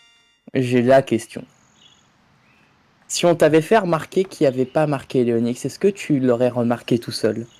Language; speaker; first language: French; native; French